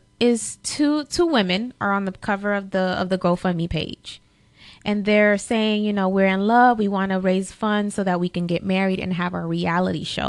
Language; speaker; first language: English; early bilingual, other home language; Spanish